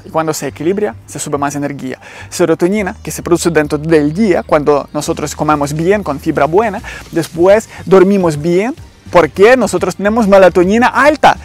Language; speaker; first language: Spanish; non-native, learner; Ukrainian